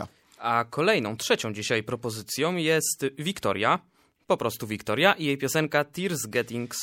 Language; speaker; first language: Polish; native; Polish